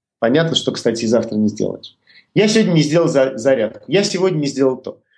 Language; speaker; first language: Russian; native; Russian